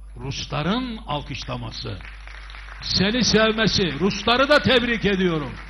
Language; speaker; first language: Turkish; native; Turkish